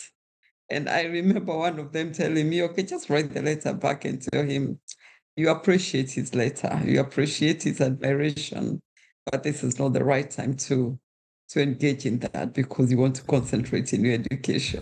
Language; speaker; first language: English; non-native, local second language; Kikuyu